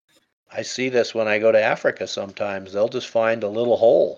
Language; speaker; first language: English; native; English